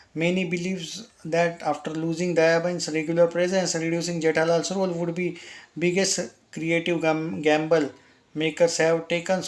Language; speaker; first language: English; non-native, local second language; Hindi